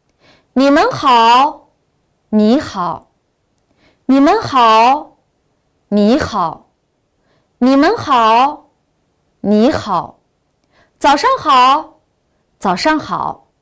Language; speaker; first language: Chinese; non-native, local second language; Uyghur